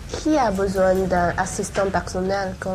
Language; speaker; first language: French; non-native, learner; Chinese